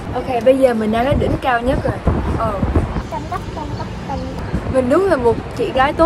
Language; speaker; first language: Vietnamese; early bilingual, heritage; Vietnamese